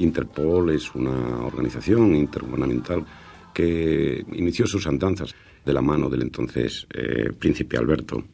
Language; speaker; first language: Spanish; native; Spanish